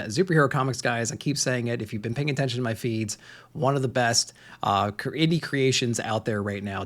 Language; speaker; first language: English; native; English